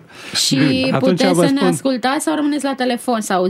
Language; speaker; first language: Romanian; native; Romanian